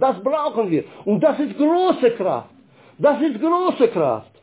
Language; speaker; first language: German; non-native, fluent; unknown